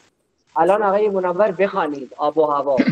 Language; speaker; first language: Persian; non-native, fluent; Urdu